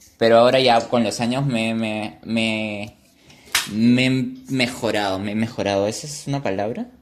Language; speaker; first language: Spanish; native; Spanish